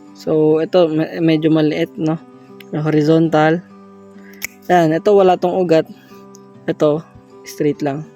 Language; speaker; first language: Filipino; non-native, local second language; Cebuano